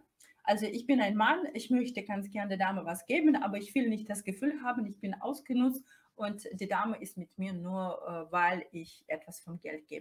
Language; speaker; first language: German; non-native, fluent; Russian